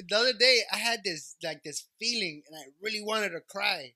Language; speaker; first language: English; early bilingual, other home language; Spanish